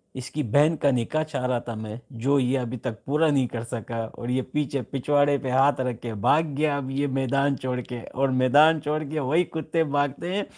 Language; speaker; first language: Urdu; non-native, local second language; Pashto